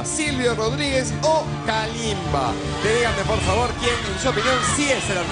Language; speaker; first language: Spanish; native; Spanish